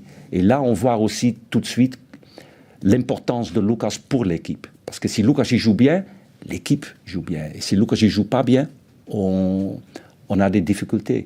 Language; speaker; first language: French; non-native, fluent; Dutch